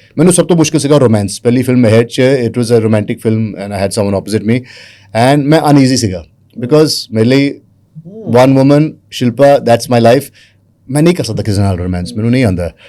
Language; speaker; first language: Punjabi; early bilingual, heritage; Punjabi